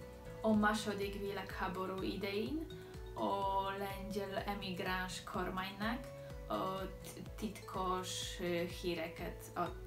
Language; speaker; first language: Hungarian; non-native, learner; Polish